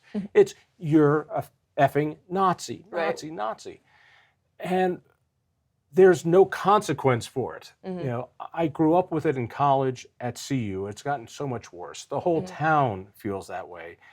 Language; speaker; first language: English; native; English